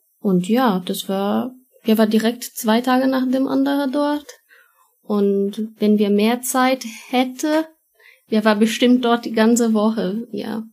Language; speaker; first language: German; non-native, learner; Portuguese